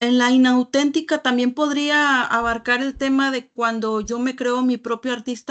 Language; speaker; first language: Spanish; native; Spanish